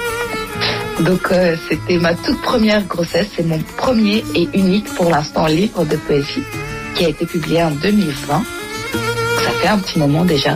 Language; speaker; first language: French; non-native, fluent; Greek